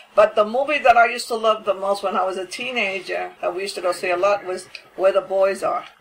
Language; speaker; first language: English; native; English